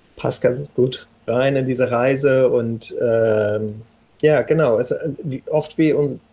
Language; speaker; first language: German; non-native, fluent; English